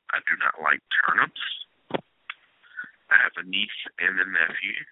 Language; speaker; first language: English; native; English